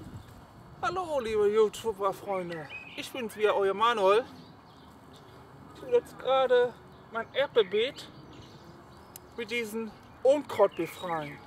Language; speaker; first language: German; non-native, learner; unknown